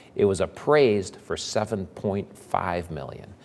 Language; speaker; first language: English; native; English